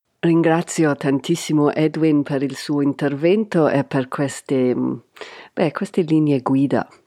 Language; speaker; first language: Italian; non-native, fluent; English